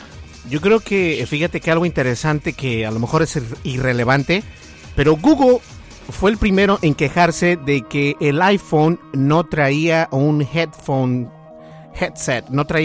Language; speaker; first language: Spanish; native; Spanish